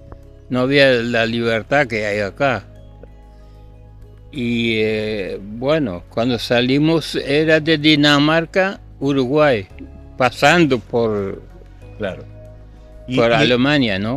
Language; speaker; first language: Spanish; early bilingual, other home language; German